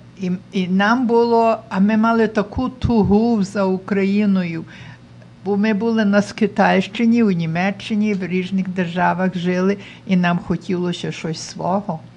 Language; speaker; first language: Ukrainian; early bilingual, heritage; Ukrainian